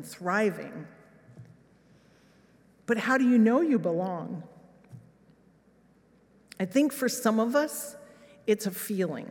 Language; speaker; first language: English; native; English